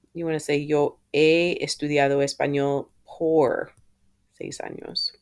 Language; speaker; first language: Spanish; non-native, fluent; English